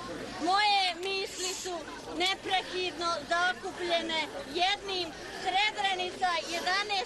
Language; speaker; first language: Bosnian; native; Bosnian